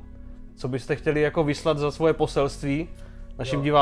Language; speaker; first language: Czech; native; Czech